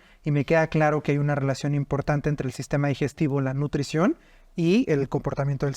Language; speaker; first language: Spanish; native; Spanish